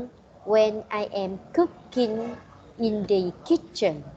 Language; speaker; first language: English; non-native, learner; Vietnamese